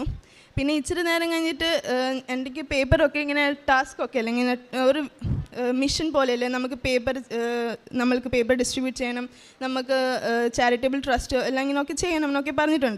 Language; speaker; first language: Malayalam; early bilingual, heritage; Malayalam